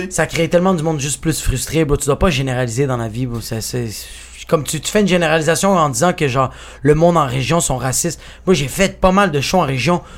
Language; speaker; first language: French; early bilingual, other home language; Spanish